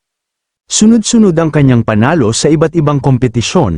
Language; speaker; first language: Filipino; native; Filipino